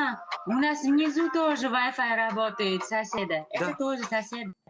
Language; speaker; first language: Russian; non-native, learner; Uzbek